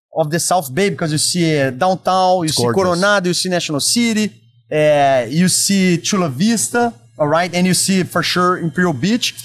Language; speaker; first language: English; non-native, fluent; Portuguese